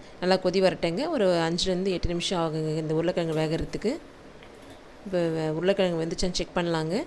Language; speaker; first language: Tamil; native; Tamil